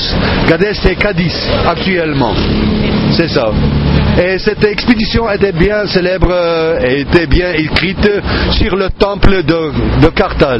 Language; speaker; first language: French; non-native, fluent; Arabic